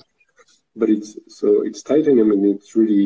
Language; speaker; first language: English; non-native, fluent; French